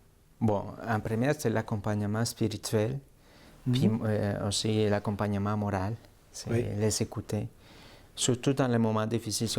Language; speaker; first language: French; native; French